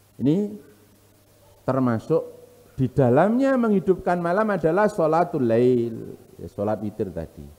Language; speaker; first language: Indonesian; non-native, local second language; Javanese